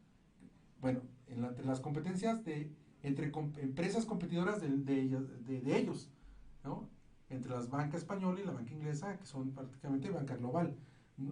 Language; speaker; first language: Spanish; native; Spanish